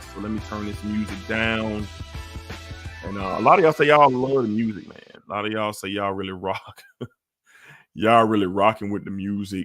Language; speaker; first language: English; native; English